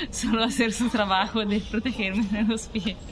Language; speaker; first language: Spanish; non-native, fluent; Italian